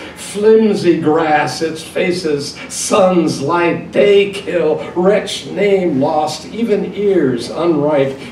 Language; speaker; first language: English; native; English